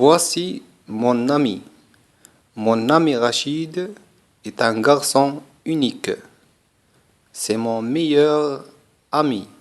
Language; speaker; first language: French; non-native, fluent; Arabic